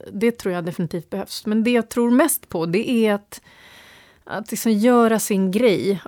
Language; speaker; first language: Swedish; early bilingual, other home language; Turoyo